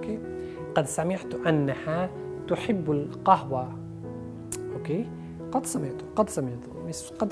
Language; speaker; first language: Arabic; non-native, fluent; Urdu